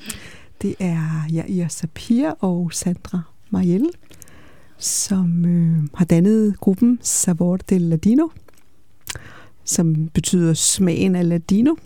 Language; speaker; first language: Danish; native; Danish